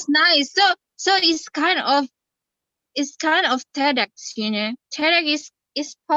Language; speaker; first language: English; non-native, fluent; Indonesian